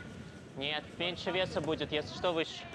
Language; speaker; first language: Russian; native; Russian